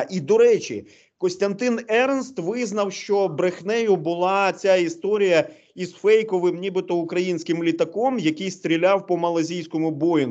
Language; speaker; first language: Ukrainian; native; Ukrainian